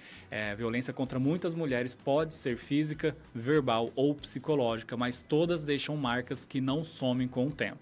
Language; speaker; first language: Portuguese; native; Portuguese